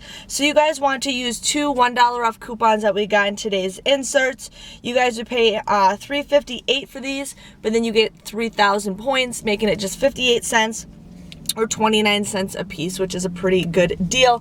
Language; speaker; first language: English; native; English